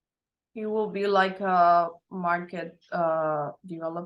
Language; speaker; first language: English; non-native, learner; Spanish